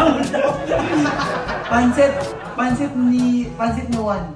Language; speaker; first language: Filipino; native; Filipino